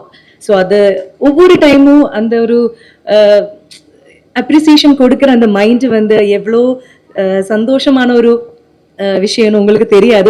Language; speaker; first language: Tamil; non-native, local second language; Malayalam